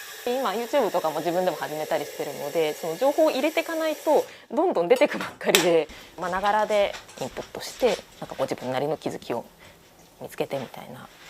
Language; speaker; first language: Japanese; native; Japanese